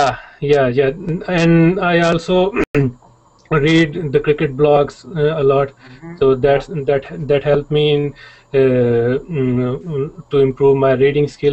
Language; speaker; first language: English; non-native, learner; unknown